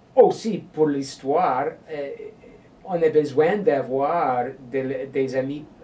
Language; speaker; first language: French; non-native, learner; English